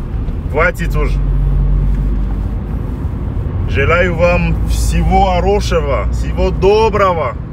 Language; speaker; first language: Russian; non-native, learner; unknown